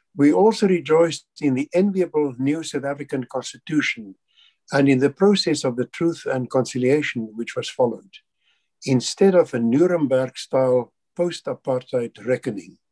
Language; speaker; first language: English; non-native, local second language; Afrikaans